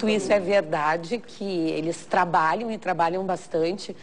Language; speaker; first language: Portuguese; native; Portuguese